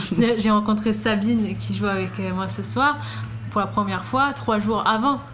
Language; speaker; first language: French; non-native, fluent; Swedish